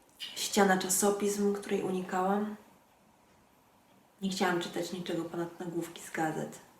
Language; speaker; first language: Polish; native; Polish